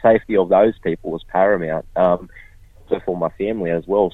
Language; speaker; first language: English; native; English